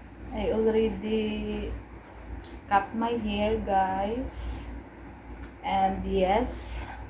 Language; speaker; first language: English; non-native, learner; Cebuano